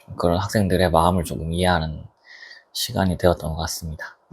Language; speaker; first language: Korean; native; Korean